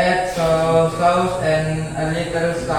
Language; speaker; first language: English; non-native, learner; Indonesian